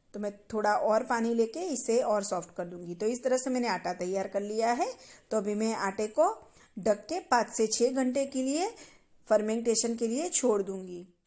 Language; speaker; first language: Hindi; non-native, local second language; Gujarati